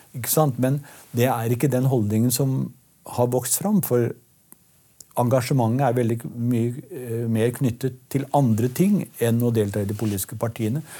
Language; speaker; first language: Norwegian; native; Norwegian